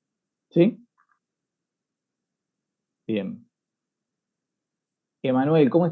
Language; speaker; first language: Spanish; native; Spanish